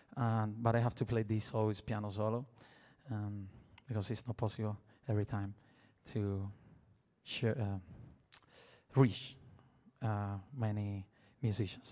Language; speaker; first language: English; non-native, learner; Spanish